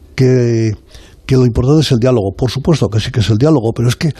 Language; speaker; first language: Spanish; native; Spanish